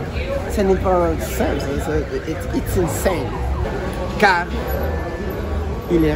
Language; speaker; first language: French; non-native, learner; Spanish